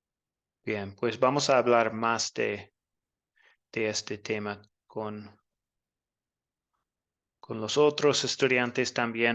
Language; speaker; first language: Spanish; non-native, fluent; English